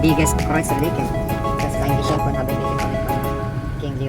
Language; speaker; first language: German; non-native, learner; Filipino